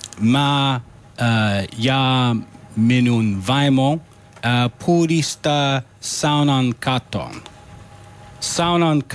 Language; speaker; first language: Finnish; non-native, learner; English